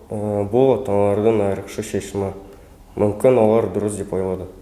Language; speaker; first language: Kazakh; non-native, local second language; Russian